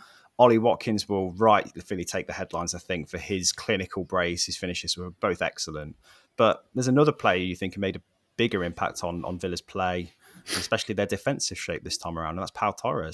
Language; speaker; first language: English; native; English